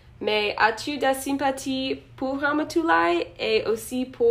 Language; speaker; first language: French; non-native, learner; English